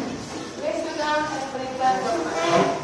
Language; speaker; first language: English; non-native, learner; Indonesian